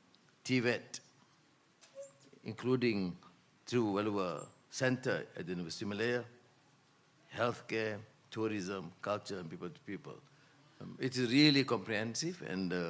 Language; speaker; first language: English; non-native, local second language; Malay